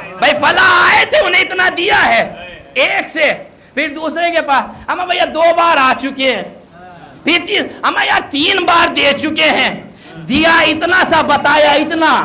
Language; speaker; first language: Urdu; native; Urdu